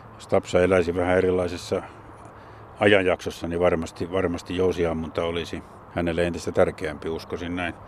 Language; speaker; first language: Finnish; native; Finnish